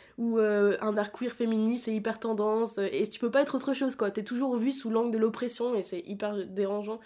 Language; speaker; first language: French; native; French